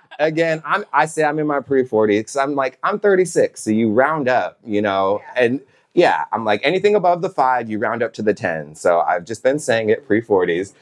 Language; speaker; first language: English; native; English